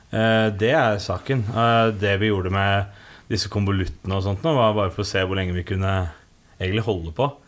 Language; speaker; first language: Norwegian; native; Norwegian